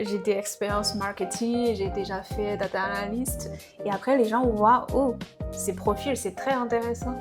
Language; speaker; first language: French; non-native, fluent; Chinese